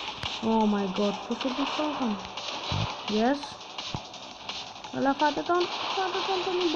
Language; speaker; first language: Greek; native; Greek